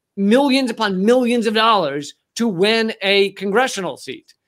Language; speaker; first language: English; native; English